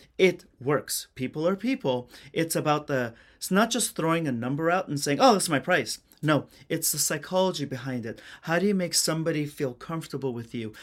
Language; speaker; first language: English; early bilingual, other home language; Persian